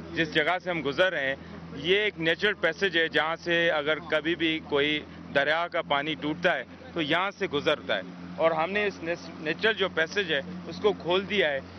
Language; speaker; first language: Urdu; native; Urdu